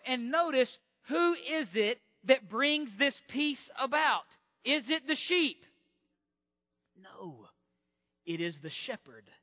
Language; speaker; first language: English; native; English